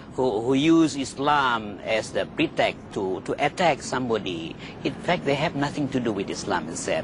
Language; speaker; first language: English; non-native, fluent; Indonesian